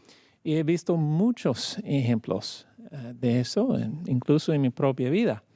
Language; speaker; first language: Spanish; non-native, fluent; English